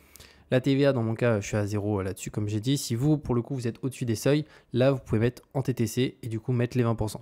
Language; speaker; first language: French; native; French